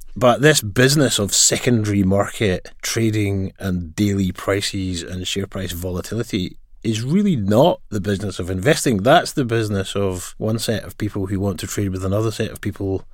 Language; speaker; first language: English; native; English